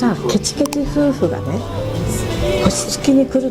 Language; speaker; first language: Japanese; native; Japanese